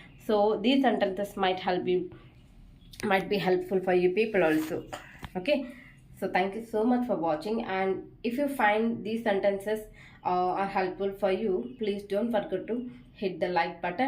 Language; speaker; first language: English; non-native, local second language; Telugu